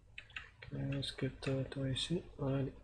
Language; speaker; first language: French; non-native, learner; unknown